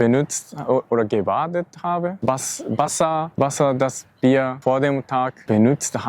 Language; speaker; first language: German; non-native, learner; Japanese